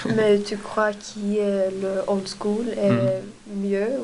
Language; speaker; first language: French; non-native, learner; Swedish